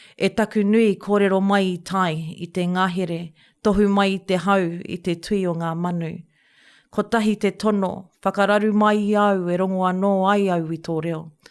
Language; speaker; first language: Māori; native; Māori